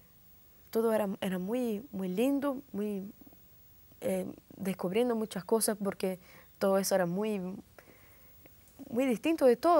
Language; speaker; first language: Spanish; non-native, fluent; Portuguese